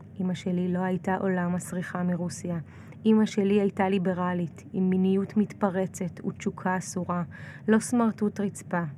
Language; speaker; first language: Hebrew; early bilingual, other home language; Russian